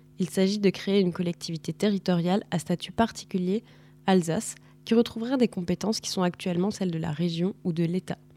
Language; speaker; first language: French; native; French